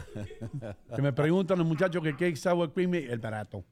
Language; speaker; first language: Spanish; native; Spanish